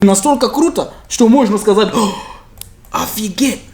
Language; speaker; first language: Russian; non-native, learner; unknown